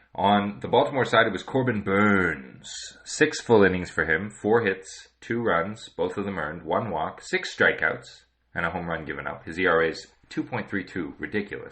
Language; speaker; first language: English; native; English